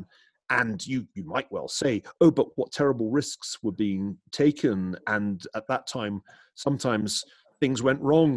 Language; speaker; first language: English; native; English